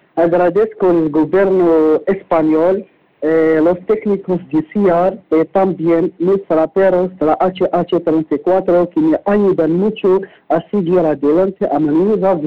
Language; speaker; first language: Spanish; non-native, learner; Arabic